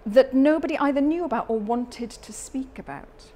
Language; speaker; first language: English; native; English